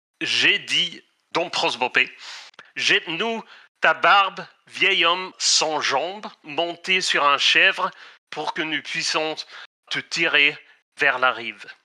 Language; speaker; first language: French; non-native, fluent; Swedish